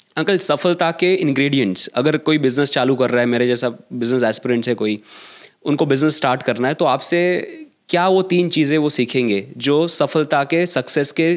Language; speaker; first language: Hindi; non-native, local second language; Gujarati